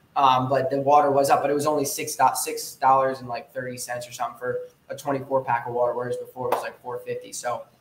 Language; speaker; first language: English; native; English